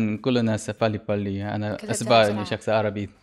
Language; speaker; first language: Arabic; non-native, learner; Korean